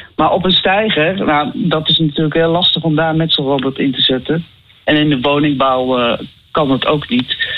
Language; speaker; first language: Dutch; native; Dutch